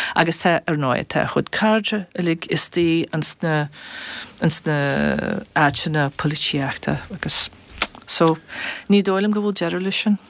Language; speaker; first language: Irish; non-native, fluent; English